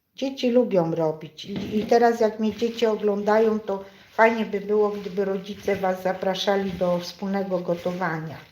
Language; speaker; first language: Polish; native; Polish